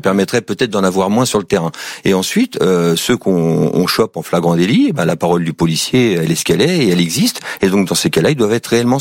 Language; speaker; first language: French; native; French